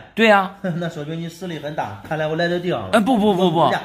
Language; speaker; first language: Chinese; native; Chinese